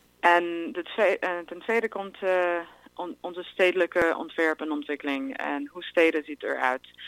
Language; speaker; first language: Dutch; non-native, fluent; English